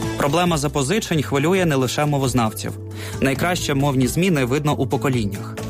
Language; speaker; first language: Ukrainian; native; Ukrainian